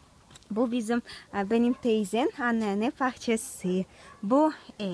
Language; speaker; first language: Turkish; non-native, learner; Russian